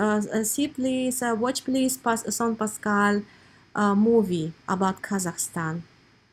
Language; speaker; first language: English; non-native, learner; Russian